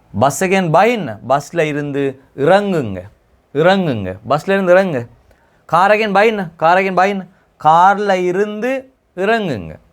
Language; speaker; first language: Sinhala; non-native, local second language; Tamil